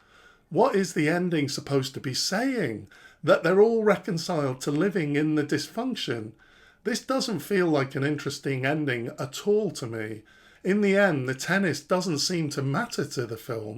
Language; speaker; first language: English; native; English